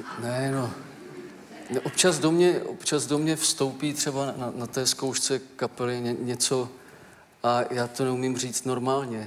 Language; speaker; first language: Czech; native; Czech